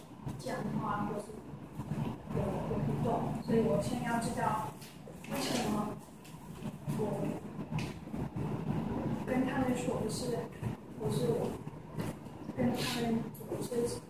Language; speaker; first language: Chinese; non-native, learner; English